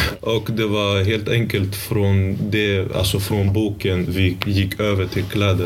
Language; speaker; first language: Swedish; early bilingual, other home language; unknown